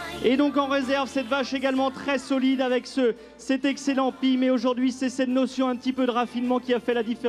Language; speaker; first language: French; native; French